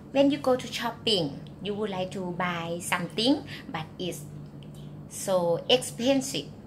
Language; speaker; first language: English; non-native, learner; Thai